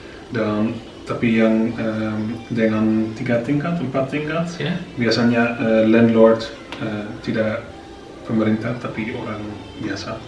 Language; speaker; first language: Indonesian; non-native, fluent; Dutch